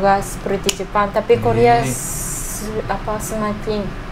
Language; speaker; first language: Indonesian; non-native, learner; Japanese